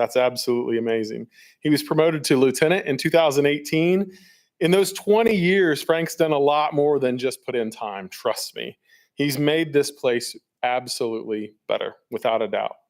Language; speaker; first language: English; native; English